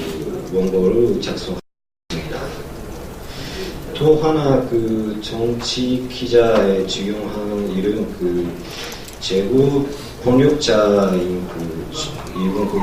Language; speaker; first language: Korean; non-native, learner; Japanese